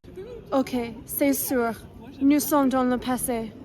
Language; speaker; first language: French; non-native, learner; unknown